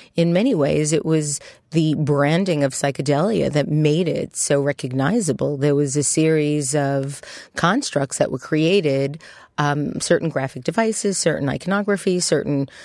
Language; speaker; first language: English; native; English